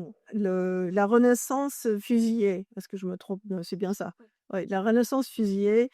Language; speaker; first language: French; non-native, fluent; English